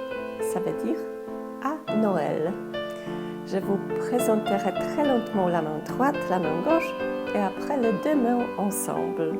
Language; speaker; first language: French; non-native, fluent; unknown